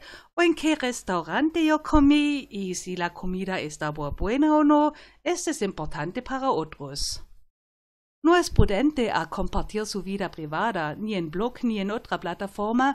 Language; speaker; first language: Spanish; non-native, fluent; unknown